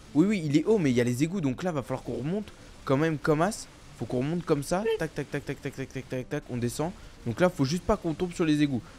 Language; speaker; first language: French; native; French